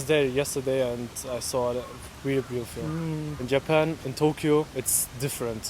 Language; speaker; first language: English; non-native, fluent; German